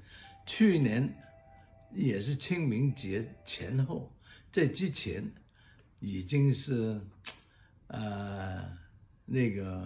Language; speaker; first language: Chinese; non-native, local second language; Cantonese